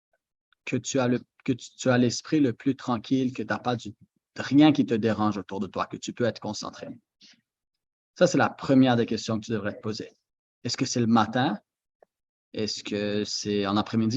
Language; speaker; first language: French; native; French